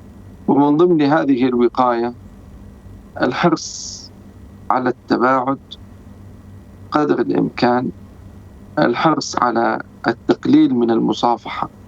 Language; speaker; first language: Arabic; native; Arabic